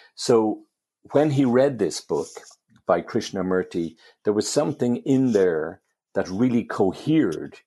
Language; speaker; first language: English; native; English